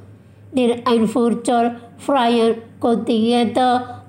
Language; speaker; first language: German; non-native, learner; Indonesian